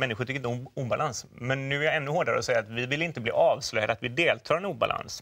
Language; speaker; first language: Swedish; native; Swedish